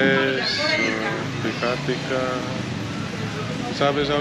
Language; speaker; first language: Spanish; non-native, learner; English